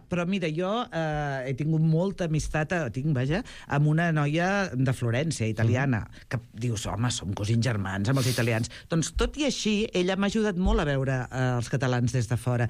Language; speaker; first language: Catalan; native; Catalan